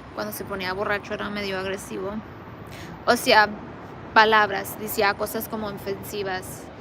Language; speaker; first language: Spanish; early bilingual, heritage; Spanish